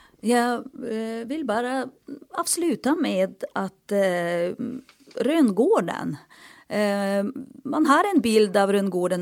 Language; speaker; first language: Swedish; non-native, fluent; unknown